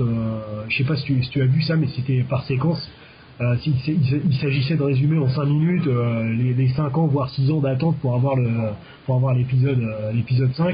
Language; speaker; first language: French; native; French